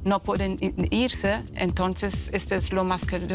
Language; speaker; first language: Spanish; non-native, fluent; Persian